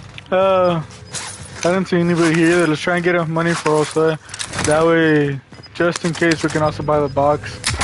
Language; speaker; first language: English; early bilingual, other home language; Spanish